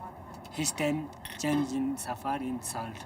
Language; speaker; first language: English; non-native, learner; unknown